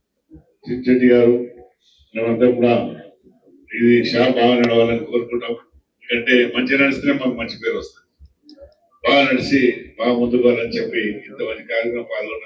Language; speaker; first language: Telugu; native; Telugu